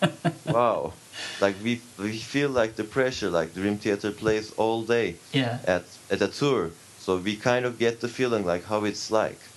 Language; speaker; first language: English; non-native, fluent; Turkish